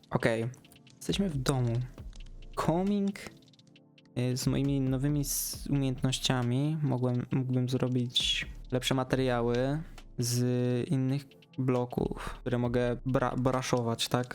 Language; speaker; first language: Polish; native; Polish